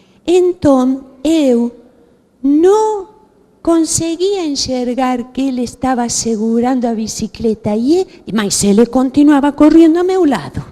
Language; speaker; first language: Portuguese; non-native, fluent; Spanish